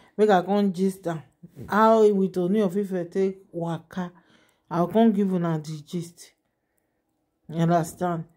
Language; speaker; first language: Nigerian Pidgin; non-native, local second language; Yoruba